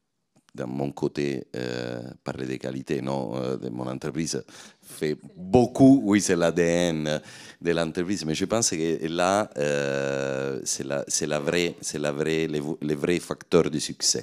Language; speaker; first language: French; non-native, fluent; Italian